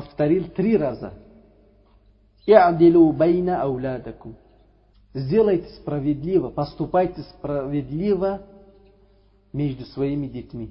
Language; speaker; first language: Russian; non-native, learner; Uzbek